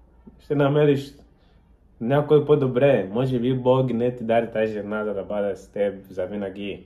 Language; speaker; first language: Bulgarian; non-native, learner; Portuguese